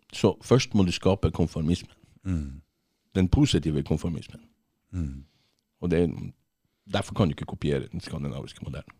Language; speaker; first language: Norwegian; native; Norwegian